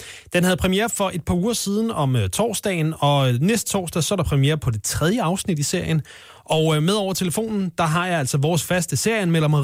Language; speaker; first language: Danish; native; Danish